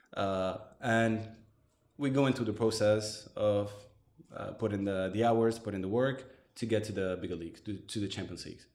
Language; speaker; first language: English; non-native, fluent; Arabic